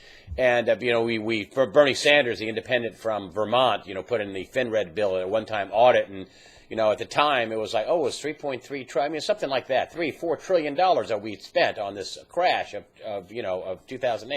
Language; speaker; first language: English; native; English